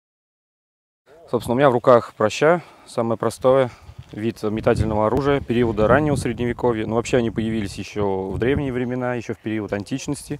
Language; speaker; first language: Russian; native; Russian